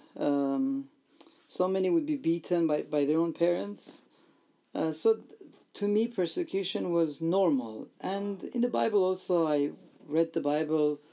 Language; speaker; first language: English; non-native, fluent; Armenian